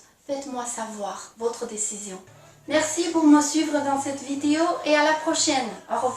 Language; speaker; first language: French; non-native, fluent; Chinese